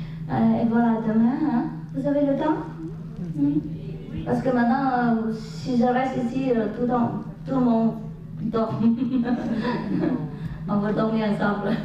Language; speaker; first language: French; non-native, learner; Vietnamese